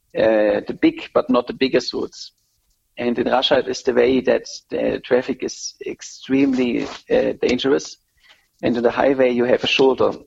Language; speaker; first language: English; non-native, fluent; German